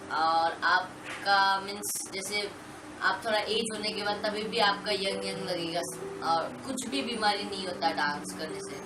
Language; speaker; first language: Hindi; non-native, local second language; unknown